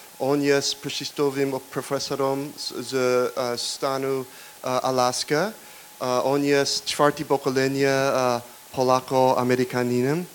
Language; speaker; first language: Polish; non-native, learner; English